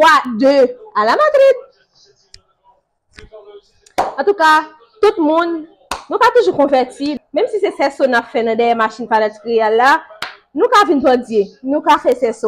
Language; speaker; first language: French; non-native, local second language; Haitian Creole